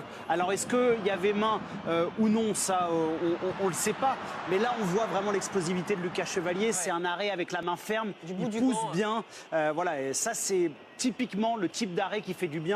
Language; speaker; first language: French; native; French